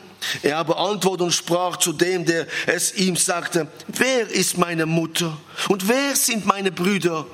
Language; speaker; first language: German; non-native, fluent; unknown